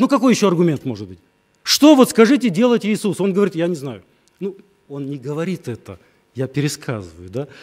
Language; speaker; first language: Russian; native; Russian